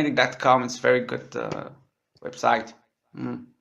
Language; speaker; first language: English; non-native, learner; French